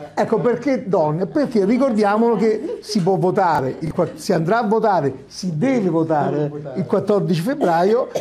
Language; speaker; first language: Italian; native; Italian